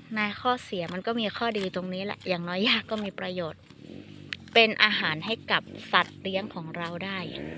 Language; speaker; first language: Thai; non-native, local second language; Hmong